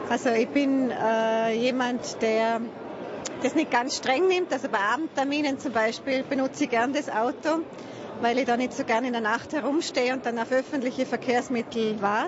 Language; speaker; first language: German; native; German